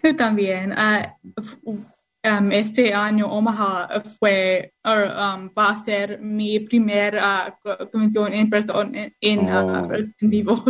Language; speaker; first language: Spanish; non-native, learner; English